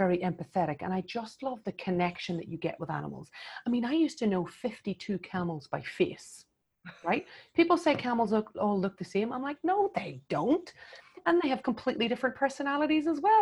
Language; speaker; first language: English; native; English